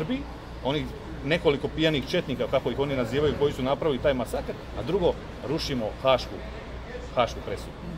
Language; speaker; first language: Croatian; native; Croatian